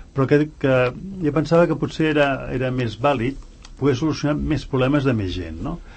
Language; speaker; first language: Catalan; native; Catalan